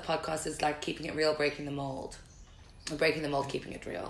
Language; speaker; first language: English; native; English